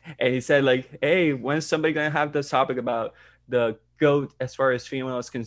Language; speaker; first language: English; non-native, fluent; Spanish